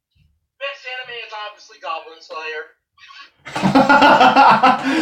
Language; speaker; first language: English; native; English